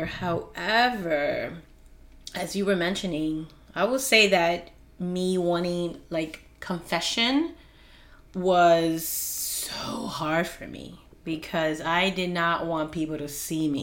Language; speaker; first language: English; non-native, fluent; Spanish